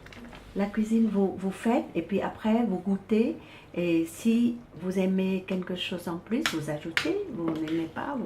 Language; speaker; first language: French; early bilingual, other home language; Vietnamese